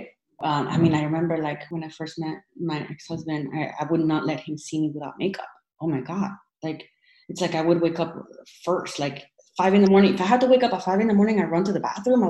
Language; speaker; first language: English; early bilingual, other home language; Spanish